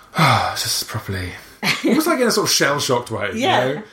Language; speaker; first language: English; native; English